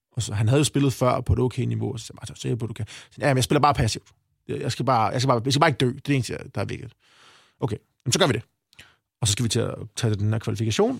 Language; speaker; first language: Danish; native; Danish